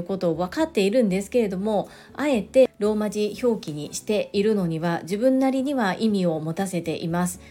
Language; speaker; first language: Japanese; native; Japanese